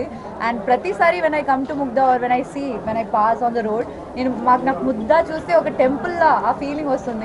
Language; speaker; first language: Telugu; non-native, fluent; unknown